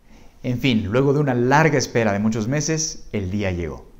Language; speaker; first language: Spanish; native; Spanish